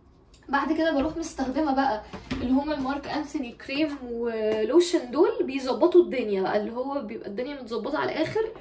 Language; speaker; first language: Arabic; native; Arabic